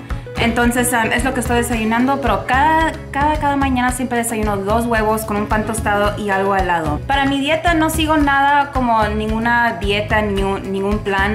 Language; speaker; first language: Spanish; early bilingual, heritage; Spanish